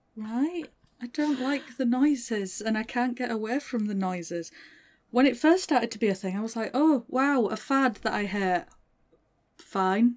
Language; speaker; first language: English; native; English